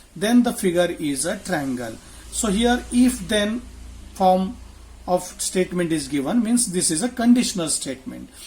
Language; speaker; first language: English; non-native, local second language; Marathi